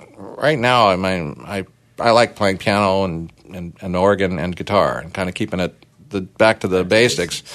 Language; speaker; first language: English; native; English